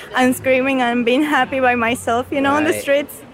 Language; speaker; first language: English; non-native, fluent; Spanish